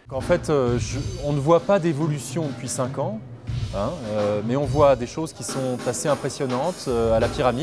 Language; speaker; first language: French; native; French